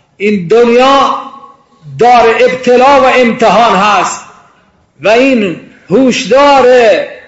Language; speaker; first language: Persian; non-native, local second language; Baluchi